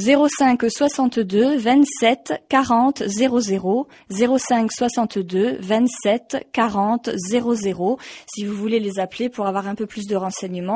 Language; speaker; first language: French; native; French